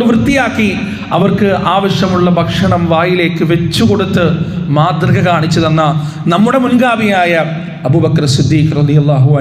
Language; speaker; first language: Malayalam; native; Malayalam